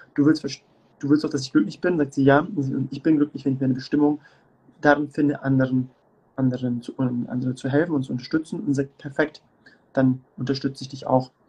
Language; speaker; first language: German; early bilingual, other home language; Turkish